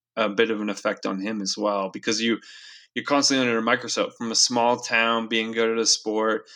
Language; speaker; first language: English; native; English